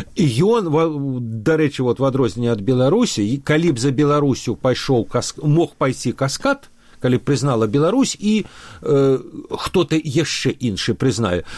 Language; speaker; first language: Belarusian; non-native, local second language; Russian